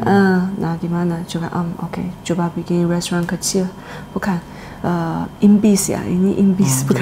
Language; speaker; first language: Indonesian; non-native, learner; Chinese